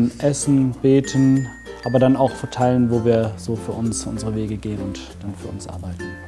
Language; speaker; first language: German; native; German